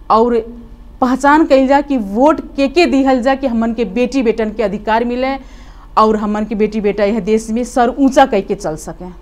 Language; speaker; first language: Bhojpuri; native; Bhojpuri